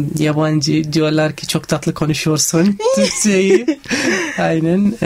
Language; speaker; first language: Turkish; non-native, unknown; Arabic